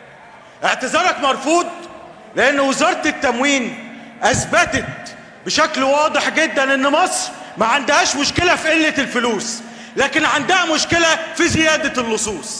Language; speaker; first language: Arabic; native; Arabic